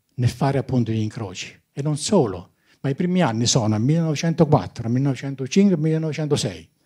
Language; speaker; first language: Italian; native; Italian